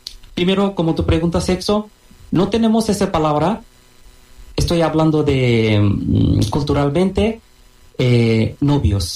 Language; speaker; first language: Spanish; non-native, fluent; Bangla